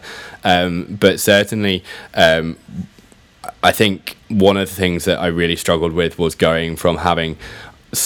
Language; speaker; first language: English; native; English